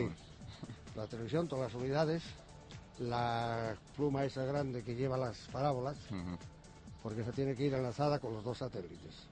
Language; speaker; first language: Spanish; native; Spanish